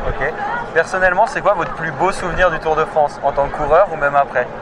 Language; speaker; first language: French; native; French